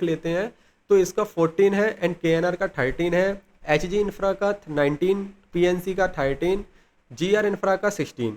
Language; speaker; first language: Hindi; native; Hindi